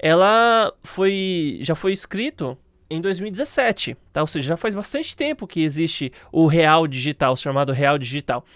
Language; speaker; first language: Portuguese; native; Portuguese